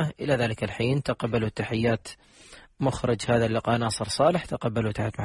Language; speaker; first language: Arabic; native; Arabic